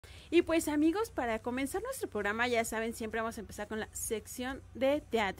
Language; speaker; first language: Spanish; native; Spanish